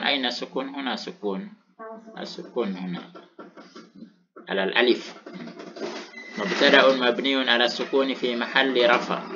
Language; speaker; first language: Arabic; non-native, fluent; Indonesian